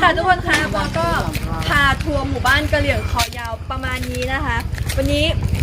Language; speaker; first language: Thai; non-native, local second language; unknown